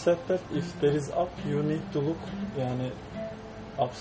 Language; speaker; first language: English; non-native, learner; Turkish